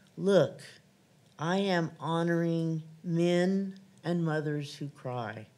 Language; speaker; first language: English; native; English